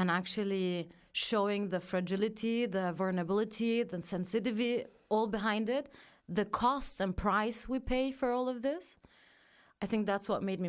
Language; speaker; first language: English; non-native, fluent; German